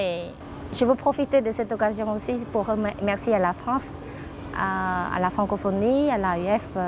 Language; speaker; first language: French; non-native, fluent; Khmer